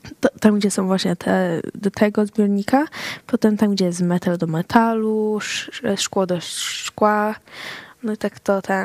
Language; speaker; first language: Polish; early bilingual, heritage; Swedish